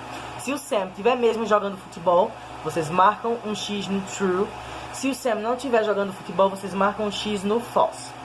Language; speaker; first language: Portuguese; native; Portuguese